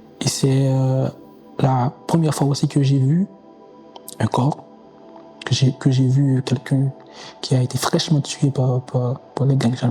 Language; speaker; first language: French; non-native, local second language; Haitian Creole